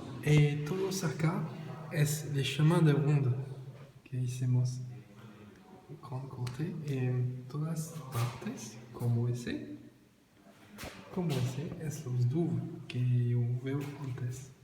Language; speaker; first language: Spanish; non-native, learner; French